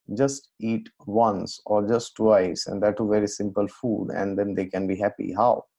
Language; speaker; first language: English; non-native, local second language; Assamese